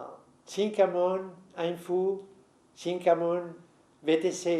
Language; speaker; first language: Vietnamese; non-native, learner; Spanish